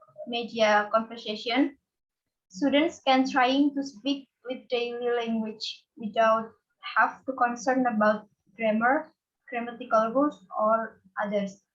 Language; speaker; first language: English; non-native, fluent; Indonesian